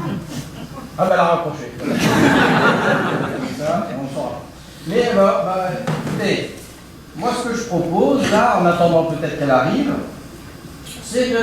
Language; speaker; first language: French; native; French